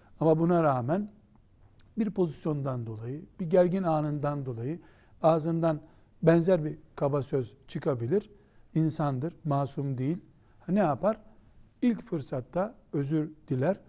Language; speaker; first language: Turkish; native; Turkish